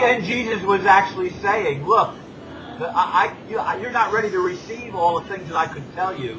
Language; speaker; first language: English; native; English